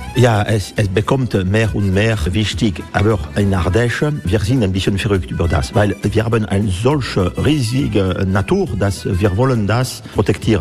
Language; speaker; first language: German; non-native, fluent; French